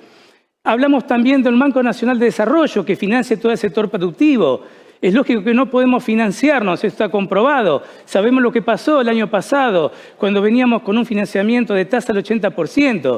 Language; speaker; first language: Spanish; native; Spanish